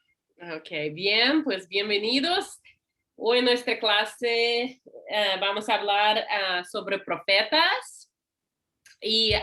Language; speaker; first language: Spanish; non-native, learner; English